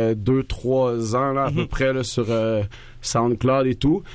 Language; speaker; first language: French; native; French